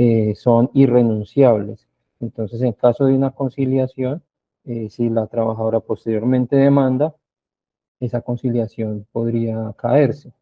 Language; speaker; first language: Spanish; native; Spanish